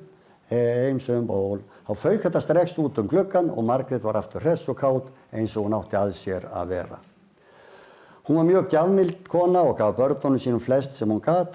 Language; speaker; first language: Icelandic; native; Icelandic